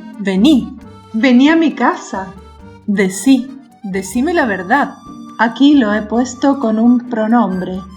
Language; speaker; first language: Spanish; native; Spanish